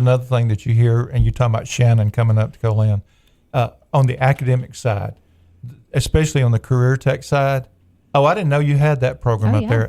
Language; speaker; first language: English; native; English